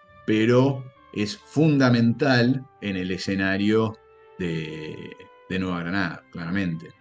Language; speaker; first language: Spanish; native; Spanish